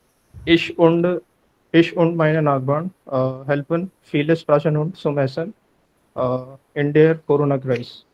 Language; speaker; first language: German; non-native, learner; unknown